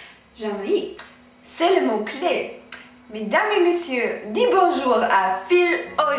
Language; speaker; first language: French; non-native, learner; German